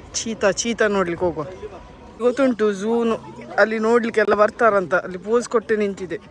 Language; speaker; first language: Kannada; native; Kannada